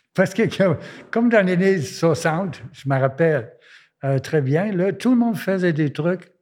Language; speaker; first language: French; non-native, fluent; German